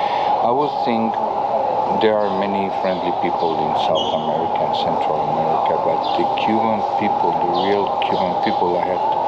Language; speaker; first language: English; non-native, fluent; Spanish